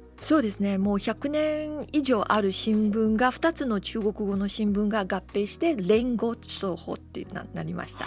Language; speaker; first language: Japanese; non-native, fluent; Chinese